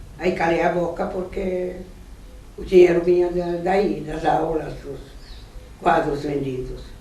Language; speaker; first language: Portuguese; non-native, fluent; German